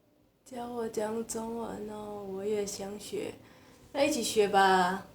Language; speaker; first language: Chinese; non-native, fluent; Indonesian